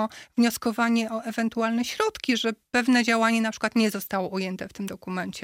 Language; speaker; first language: Polish; native; Polish